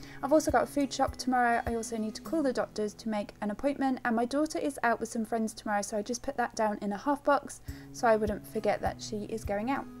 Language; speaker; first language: English; native; English